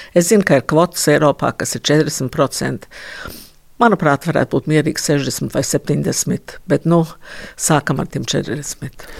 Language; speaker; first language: Latvian; early bilingual, heritage; Latvian